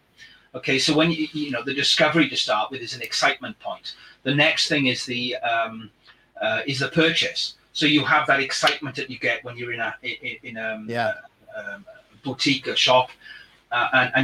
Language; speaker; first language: English; native; English